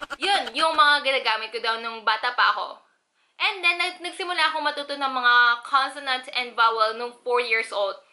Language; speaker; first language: Filipino; early bilingual, other home language; Korean